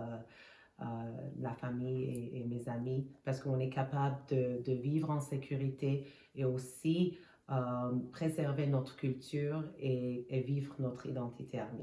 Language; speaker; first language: French; non-native, fluent; Armenian